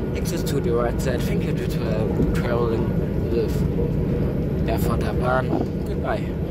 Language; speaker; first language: English; non-native, learner; German